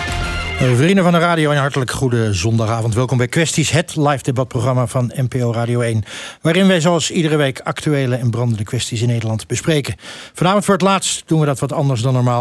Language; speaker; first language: Dutch; native; Dutch